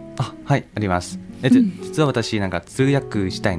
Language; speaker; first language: Japanese; non-native, learner; Thai